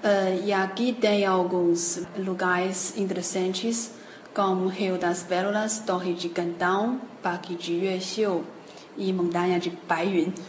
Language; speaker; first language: Portuguese; non-native, fluent; Chinese